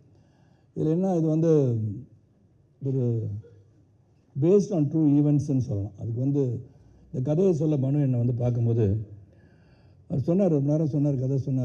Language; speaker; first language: Tamil; native; Tamil